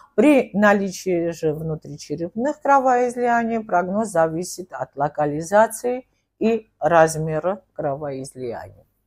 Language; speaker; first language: Russian; non-native, local second language; Armenian